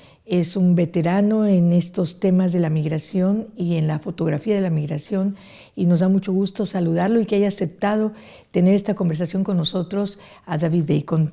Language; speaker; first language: Spanish; native; Spanish